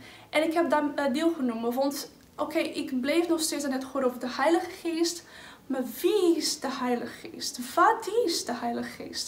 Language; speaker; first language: Dutch; non-native, fluent; Portuguese